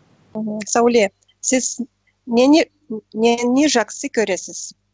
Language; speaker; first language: Kazakh; non-native, learner; Russian